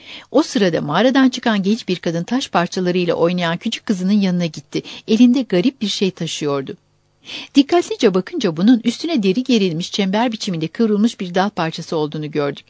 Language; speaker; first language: Turkish; native; Turkish